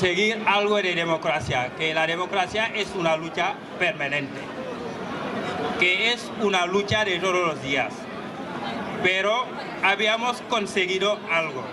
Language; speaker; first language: Spanish; non-native, fluent; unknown